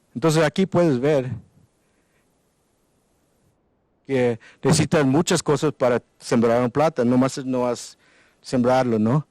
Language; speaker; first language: Spanish; non-native, learner; English